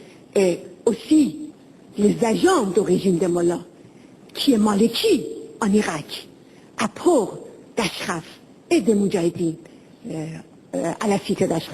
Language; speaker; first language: French; non-native, fluent; Persian